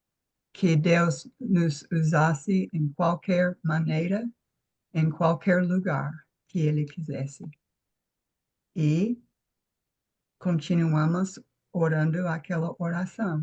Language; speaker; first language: Portuguese; non-native, fluent; English